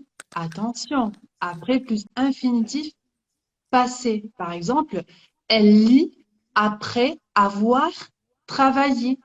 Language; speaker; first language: French; native; French